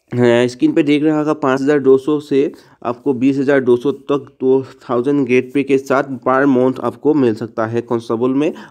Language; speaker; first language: Hindi; non-native, local second language; Assamese